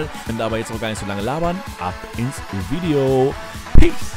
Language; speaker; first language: German; native; German